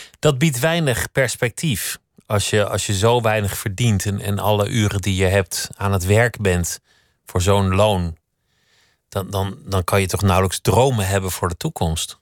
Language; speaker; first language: Dutch; native; Dutch